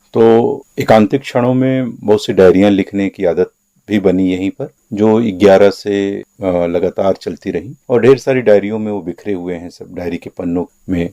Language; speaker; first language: Hindi; native; Hindi